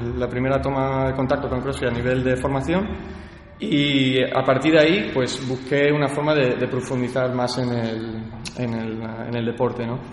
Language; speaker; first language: Spanish; early bilingual, heritage; Spanish